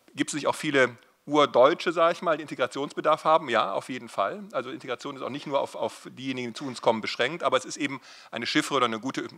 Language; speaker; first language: German; native; German